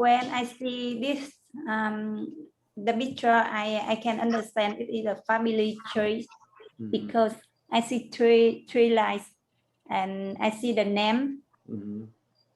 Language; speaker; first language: English; non-native, learner; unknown